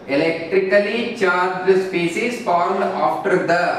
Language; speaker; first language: English; non-native, local second language; Kannada